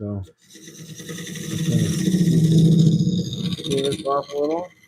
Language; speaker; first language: English; native; English